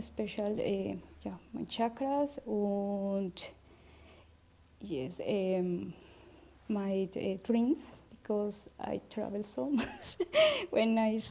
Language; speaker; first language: English; non-native, learner; Spanish